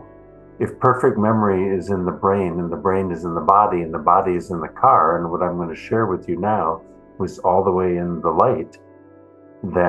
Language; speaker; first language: English; native; English